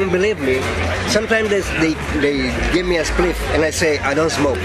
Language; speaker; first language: English; non-native, fluent; Italian